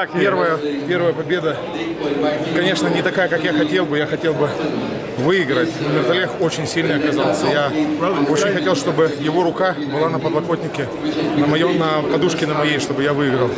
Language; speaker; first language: Russian; native; Russian